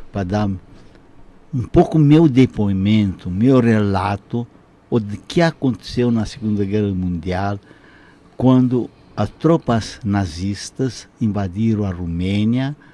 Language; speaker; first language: Portuguese; non-native, fluent; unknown